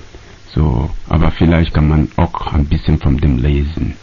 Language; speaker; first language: German; non-native, learner; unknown